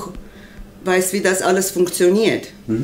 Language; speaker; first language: German; non-native, learner; Armenian